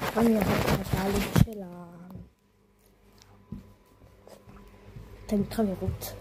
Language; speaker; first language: Hebrew; native; Hebrew